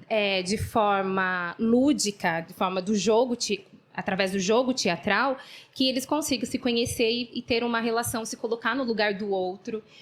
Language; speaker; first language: Portuguese; native; Portuguese